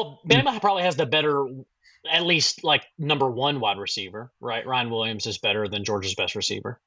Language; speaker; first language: English; native; English